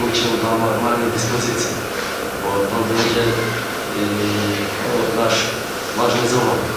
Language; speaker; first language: Polish; non-native, fluent; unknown